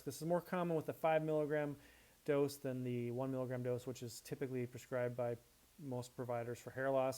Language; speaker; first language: English; native; English